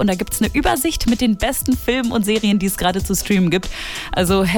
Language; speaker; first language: German; native; German